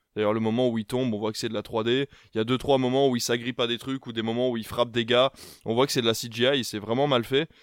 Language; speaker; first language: French; native; French